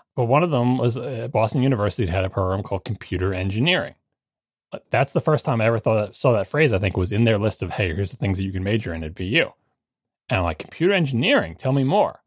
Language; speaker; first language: English; native; English